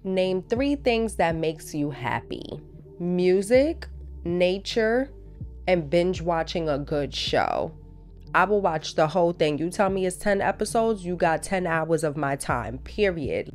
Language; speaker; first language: English; native; English